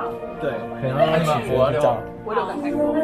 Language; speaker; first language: Chinese; non-native, fluent; Mongolian